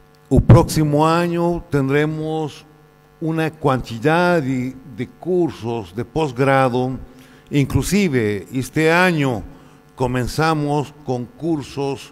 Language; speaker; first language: Portuguese; non-native, learner; Spanish